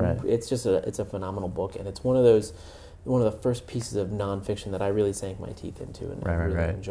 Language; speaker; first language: English; native; English